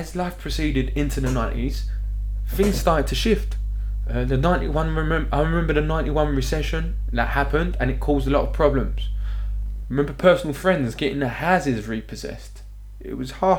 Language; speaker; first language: English; native; English